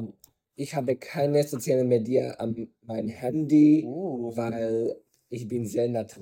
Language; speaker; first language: German; non-native, learner; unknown